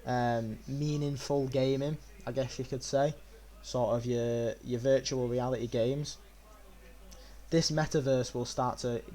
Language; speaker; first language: English; native; English